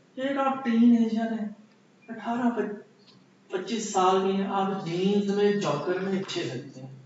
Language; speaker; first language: Urdu; non-native, local second language; Punjabi